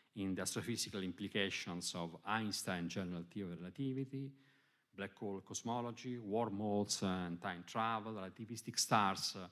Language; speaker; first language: English; non-native, fluent; Italian